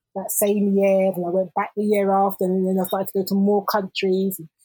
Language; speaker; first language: English; native; English